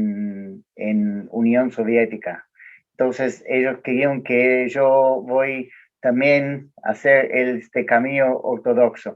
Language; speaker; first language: Spanish; non-native, learner; Portuguese